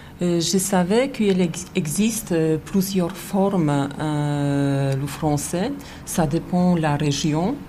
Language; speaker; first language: French; non-native, learner; Polish